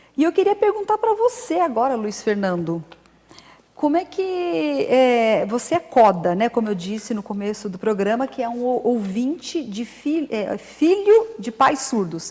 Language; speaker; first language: Portuguese; native; Portuguese